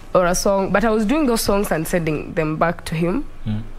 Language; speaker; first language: English; non-native, local second language; Luo (Kenya and Tanzania)